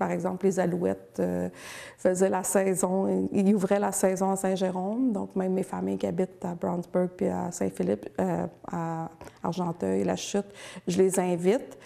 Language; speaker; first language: French; native; French